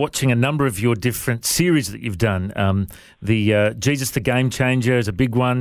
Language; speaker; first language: English; native; English